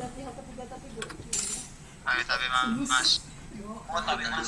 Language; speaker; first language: Japanese; non-native, learner; Indonesian